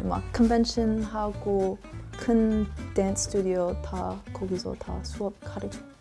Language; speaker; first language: Korean; non-native, learner; English